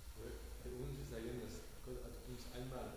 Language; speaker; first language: German; non-native, learner; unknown